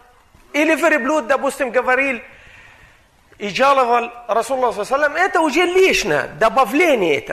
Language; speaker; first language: Russian; non-native, fluent; Arabic